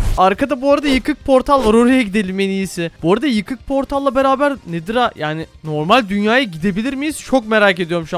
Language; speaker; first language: Turkish; native; Turkish